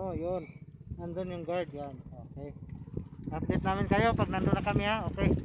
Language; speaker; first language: Filipino; non-native, local second language; Cebuano